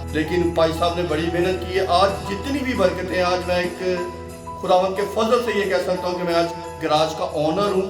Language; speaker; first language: Urdu; non-native, local second language; Punjabi